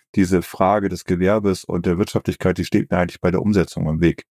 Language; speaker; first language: German; native; German